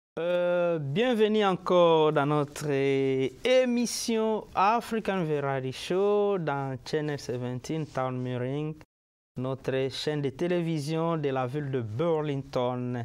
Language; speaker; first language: French; native; French